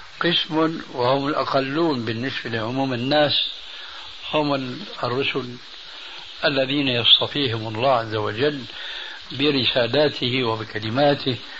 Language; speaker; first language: Arabic; early bilingual, other home language; Albanian